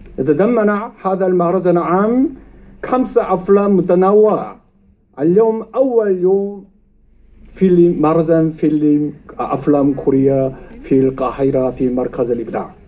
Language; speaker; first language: Arabic; non-native, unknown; Korean